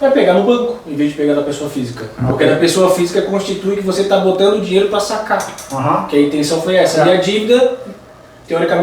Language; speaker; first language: Portuguese; native; Portuguese